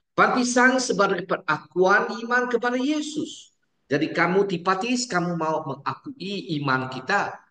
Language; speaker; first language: Malay; non-native, local second language; Chinese